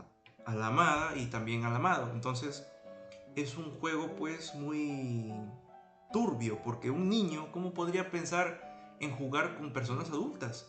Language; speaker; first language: Spanish; native; Spanish